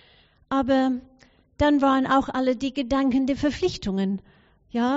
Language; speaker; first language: German; non-native, fluent; English